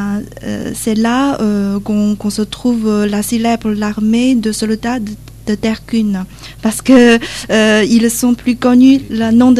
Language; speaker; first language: French; non-native, learner; Chinese